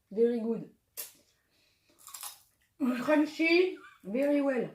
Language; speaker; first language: English; non-native, learner; French